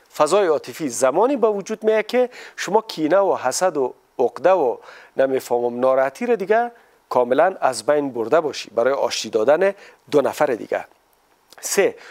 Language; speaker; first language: Persian; native; Persian